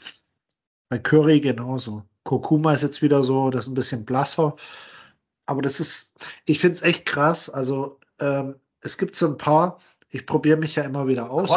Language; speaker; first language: German; native; German